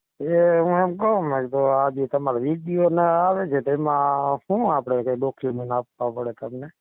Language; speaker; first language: Gujarati; native; Gujarati